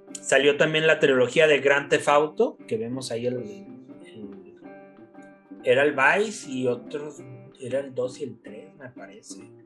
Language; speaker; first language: Spanish; native; Spanish